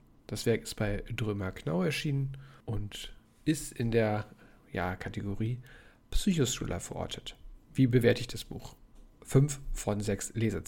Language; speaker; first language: German; native; German